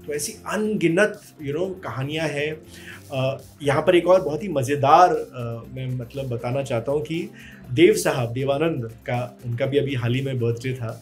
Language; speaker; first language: Hindi; early bilingual, heritage; Hindi